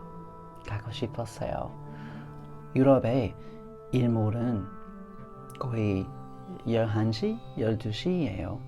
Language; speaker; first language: Korean; non-native, learner; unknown